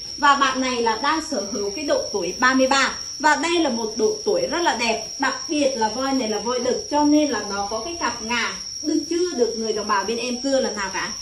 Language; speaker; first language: Vietnamese; non-native, local second language; Mon